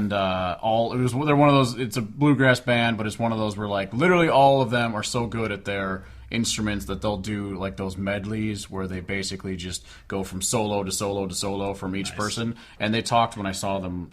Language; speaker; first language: English; native; English